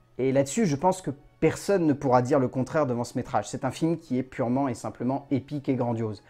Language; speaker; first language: French; native; French